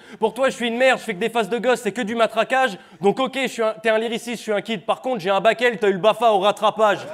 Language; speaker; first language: French; native; French